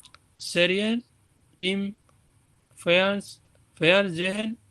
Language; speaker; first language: German; non-native, learner; Indonesian